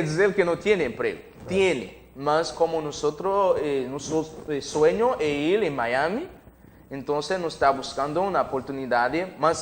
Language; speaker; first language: Spanish; non-native, learner; Haitian Creole